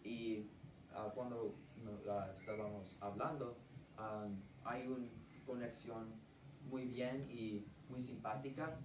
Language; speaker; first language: Spanish; non-native, learner; English